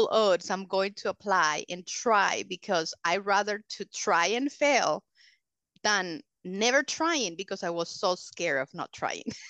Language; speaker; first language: English; non-native, fluent; Spanish